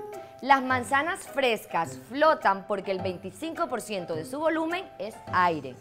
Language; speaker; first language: Spanish; native; Spanish